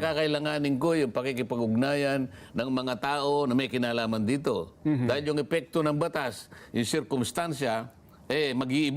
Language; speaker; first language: Filipino; native; Filipino